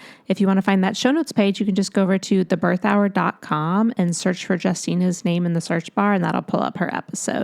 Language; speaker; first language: English; native; English